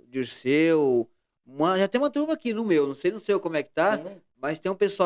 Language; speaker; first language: Portuguese; native; Portuguese